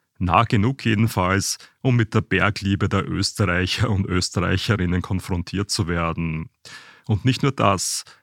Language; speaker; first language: German; native; German